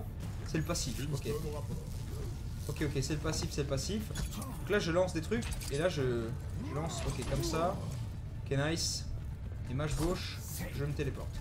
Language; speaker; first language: French; native; French